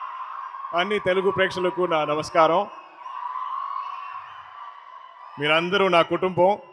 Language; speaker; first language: Telugu; non-native, learner; Malayalam